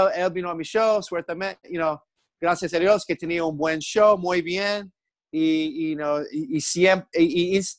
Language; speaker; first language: Spanish; non-native, learner; English